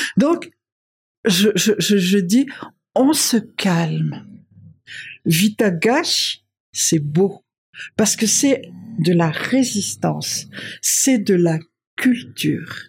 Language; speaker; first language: French; non-native, local second language; Malagasy